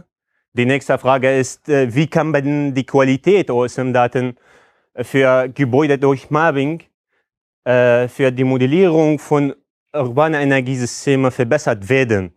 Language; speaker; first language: German; non-native, fluent; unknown